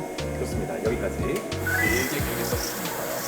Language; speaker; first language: Korean; native; Korean